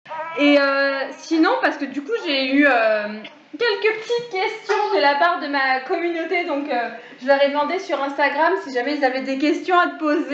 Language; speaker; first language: French; native; French